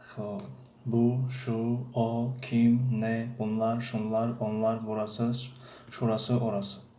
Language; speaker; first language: Turkish; non-native, fluent; Tajik